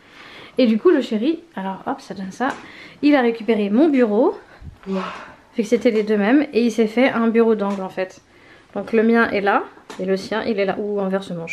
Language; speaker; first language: French; native; French